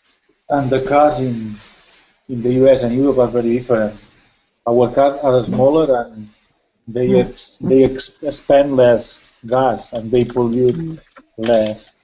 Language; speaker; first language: English; non-native, fluent; Spanish